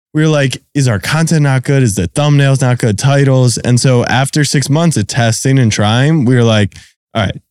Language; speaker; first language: English; native; English